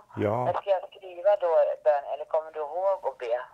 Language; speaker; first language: Swedish; native; Swedish